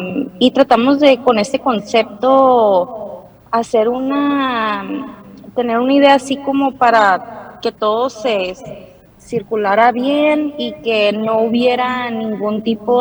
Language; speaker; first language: Spanish; early bilingual, heritage; Spanish